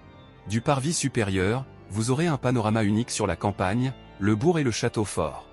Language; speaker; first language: French; native; French